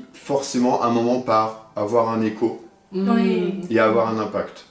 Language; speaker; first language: French; native; French